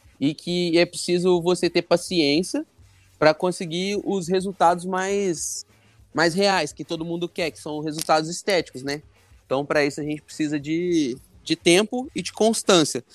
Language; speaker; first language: Portuguese; native; Portuguese